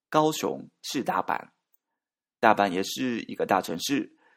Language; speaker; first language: Chinese; non-native, learner; Japanese